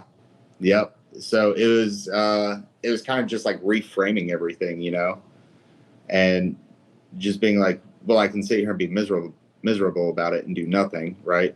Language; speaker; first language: English; native; English